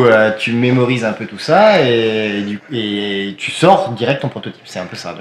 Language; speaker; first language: French; native; French